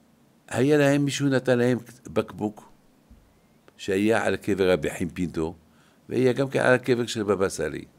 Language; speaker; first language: Hebrew; non-native, fluent; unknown